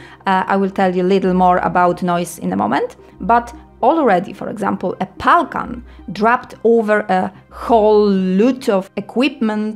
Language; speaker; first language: English; non-native, fluent; Polish